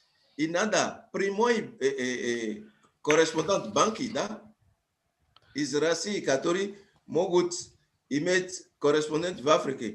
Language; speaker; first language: Russian; non-native, fluent; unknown